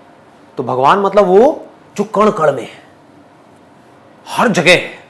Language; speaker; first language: Hindi; native; Hindi